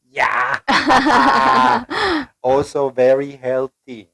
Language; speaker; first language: English; non-native, fluent; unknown